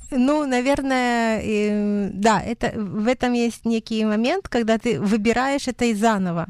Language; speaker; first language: Russian; native; Russian